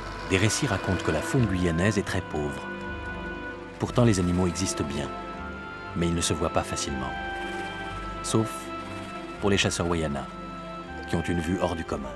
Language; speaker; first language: French; native; French